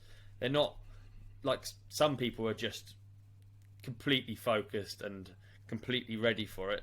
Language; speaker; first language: English; native; English